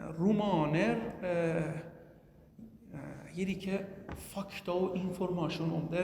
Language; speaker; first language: Norwegian; non-native, learner; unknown